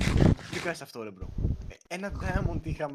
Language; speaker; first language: Greek; native; Greek